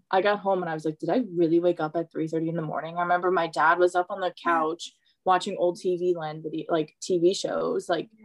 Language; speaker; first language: English; native; English